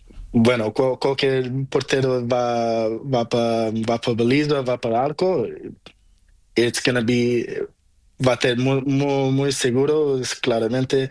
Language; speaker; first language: Spanish; non-native, learner; Portuguese